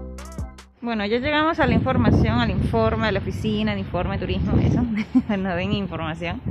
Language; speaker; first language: Spanish; native; Spanish